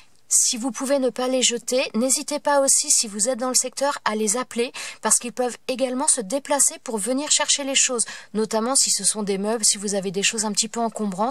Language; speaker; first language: French; native; French